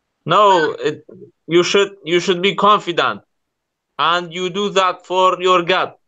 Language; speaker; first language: English; non-native, learner; Kurdish